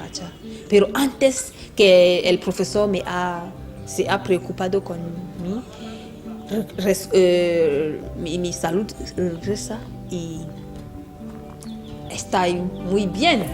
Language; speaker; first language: Spanish; non-native, learner; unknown